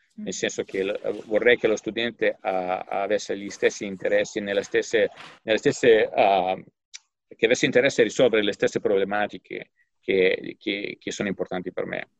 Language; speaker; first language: Italian; native; Italian